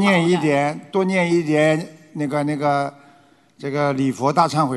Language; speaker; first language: Chinese; native; Chinese